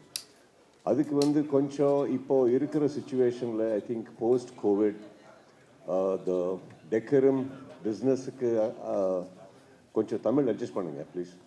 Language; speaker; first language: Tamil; non-native, learner; Kannada